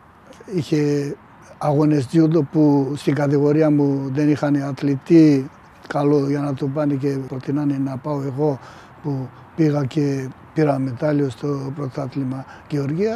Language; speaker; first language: Greek; early bilingual, heritage; Greek